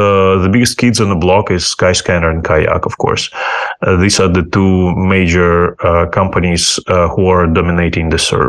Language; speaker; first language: English; non-native, fluent; Ukrainian